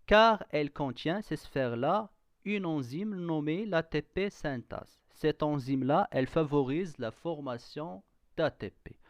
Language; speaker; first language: French; non-native, local second language; Arabic